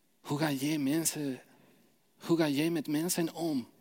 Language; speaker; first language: Dutch; non-native, fluent; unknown